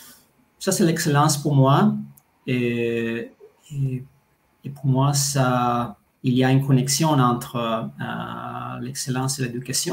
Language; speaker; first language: French; non-native, fluent; Italian